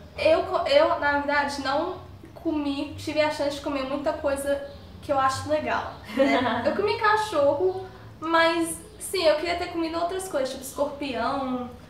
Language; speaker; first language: Portuguese; early bilingual, heritage; Portuguese